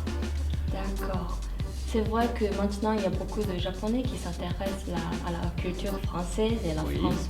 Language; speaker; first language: French; non-native, fluent; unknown